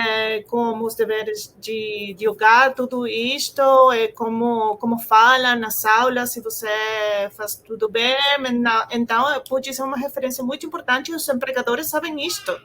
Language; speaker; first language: Portuguese; non-native, fluent; Spanish